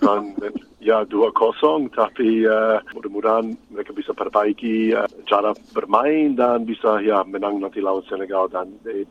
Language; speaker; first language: Indonesian; non-native, fluent; English